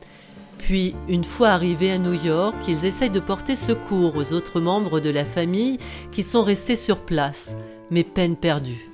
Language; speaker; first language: French; native; French